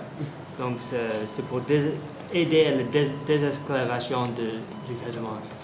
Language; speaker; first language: French; non-native, fluent; English